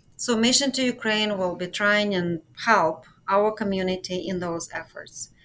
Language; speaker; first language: English; non-native, fluent; Ukrainian